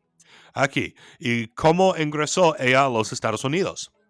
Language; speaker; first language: Spanish; non-native, fluent; English